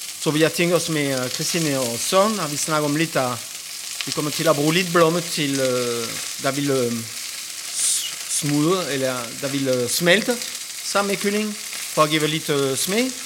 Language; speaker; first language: Danish; non-native, fluent; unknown